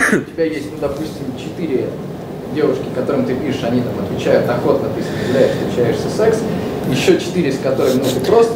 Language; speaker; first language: Russian; native; Russian